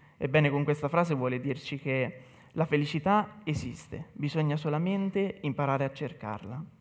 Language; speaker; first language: Italian; native; Italian